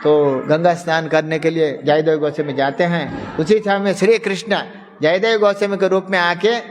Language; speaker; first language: Hindi; non-native, local second language; Kannada